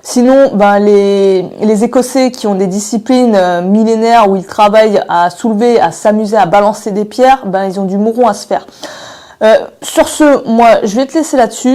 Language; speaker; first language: French; native; French